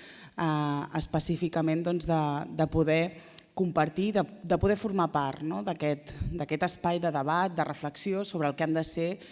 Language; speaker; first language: Catalan; native; Catalan